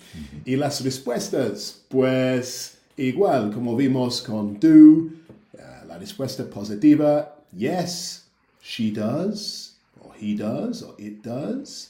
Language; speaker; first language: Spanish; non-native, fluent; English